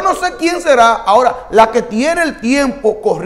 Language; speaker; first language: Spanish; native; Spanish